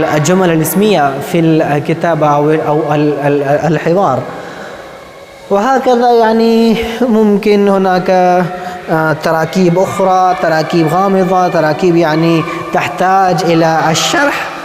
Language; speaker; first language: Arabic; non-native, fluent; Urdu